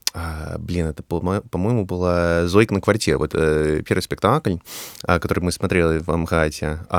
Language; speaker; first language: Russian; non-native, fluent; English